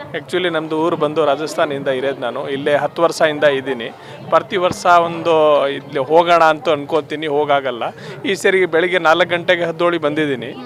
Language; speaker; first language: Kannada; non-native, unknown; Hindi